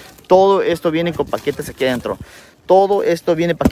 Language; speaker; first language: Spanish; early bilingual, heritage; Spanish